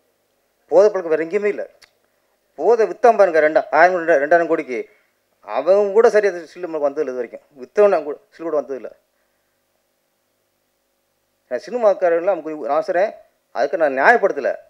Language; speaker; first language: Tamil; native; Tamil